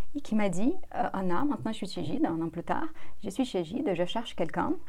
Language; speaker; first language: French; non-native, fluent; Portuguese